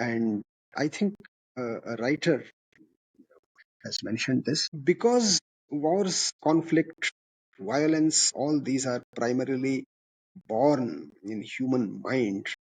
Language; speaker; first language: English; non-native, local second language; Kannada